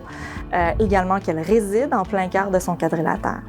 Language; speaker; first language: French; native; French